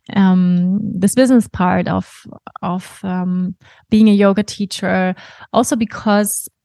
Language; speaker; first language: English; non-native, fluent; German